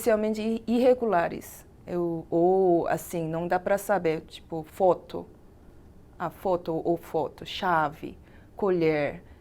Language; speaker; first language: Portuguese; non-native, fluent; Korean